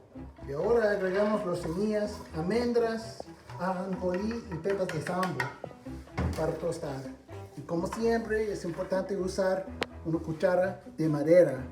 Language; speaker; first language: Spanish; non-native, fluent; English